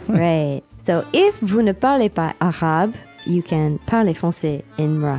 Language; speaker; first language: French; non-native, learner; English